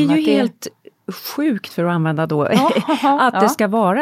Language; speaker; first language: Swedish; native; Swedish